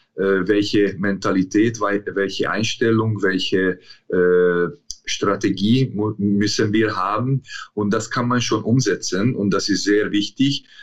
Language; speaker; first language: German; non-native, learner; Hungarian